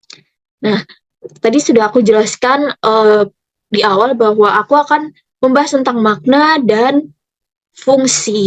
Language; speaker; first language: Indonesian; native; Indonesian